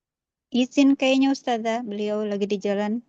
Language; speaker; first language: Indonesian; native; Indonesian